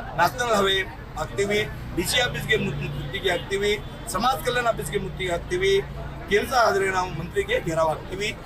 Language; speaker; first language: Kannada; non-native, local second language; Lambadi